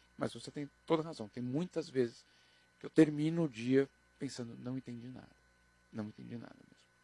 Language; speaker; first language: Portuguese; native; Portuguese